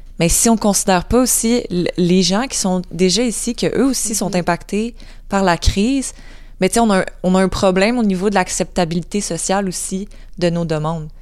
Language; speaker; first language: French; native; French